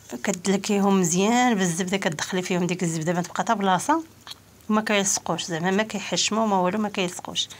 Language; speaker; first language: Arabic; native; Arabic